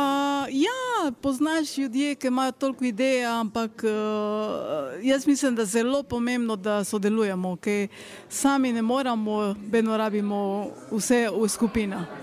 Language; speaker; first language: Slovenian; non-native, fluent; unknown